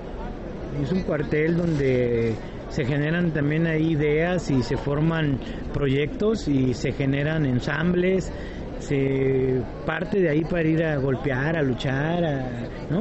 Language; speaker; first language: Spanish; native; Spanish